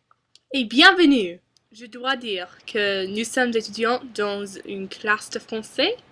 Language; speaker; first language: French; non-native, learner; English